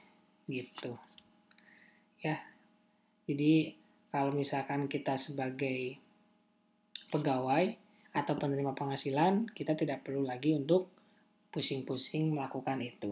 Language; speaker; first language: Indonesian; native; Indonesian